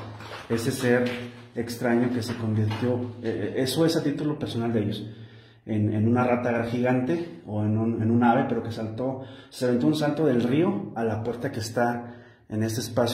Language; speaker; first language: Spanish; native; Spanish